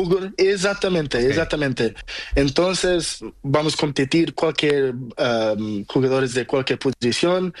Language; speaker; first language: Spanish; non-native, learner; Portuguese